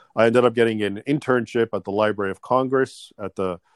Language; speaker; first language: English; native; English